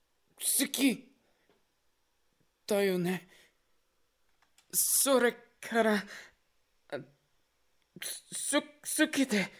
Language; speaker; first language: Japanese; non-native, learner; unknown